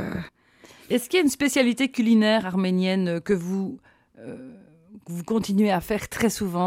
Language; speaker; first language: French; native; French